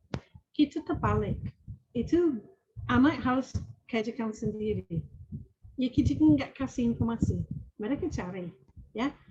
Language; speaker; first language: Indonesian; non-native, fluent; English